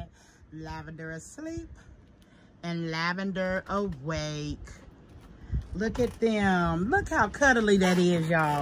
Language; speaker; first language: English; native; English